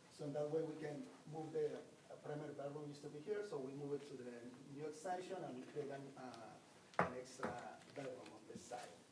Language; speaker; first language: English; non-native, fluent; Spanish